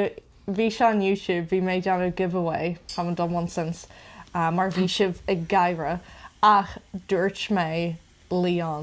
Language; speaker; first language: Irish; non-native, local second language; English